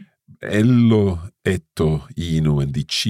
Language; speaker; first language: Italian; non-native, fluent; English